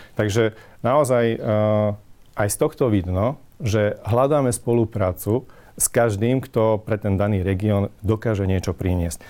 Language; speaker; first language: Slovak; non-native, local second language; Hungarian